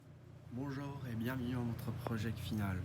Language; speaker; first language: French; non-native, learner; English